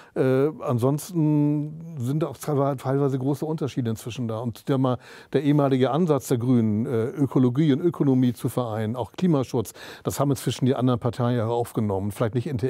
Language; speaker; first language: German; native; German